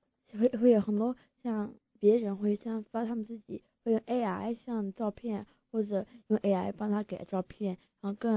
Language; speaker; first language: Chinese; early bilingual, heritage; Chinese